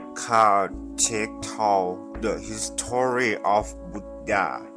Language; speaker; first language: English; non-native, learner; Thai